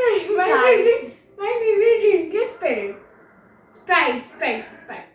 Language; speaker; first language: English; non-native, local second language; Hindi